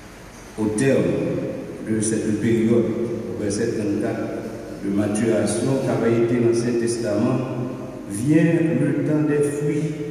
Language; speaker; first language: French; non-native, local second language; Haitian Creole